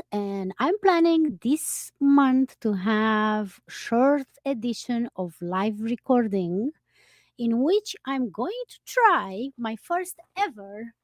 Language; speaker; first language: English; non-native, fluent; Romanian